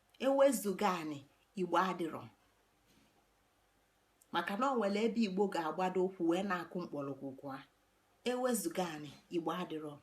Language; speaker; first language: Igbo; native; Igbo